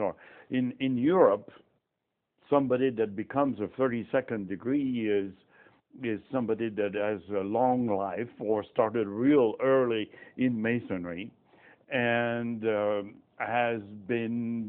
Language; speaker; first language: English; non-native, fluent; French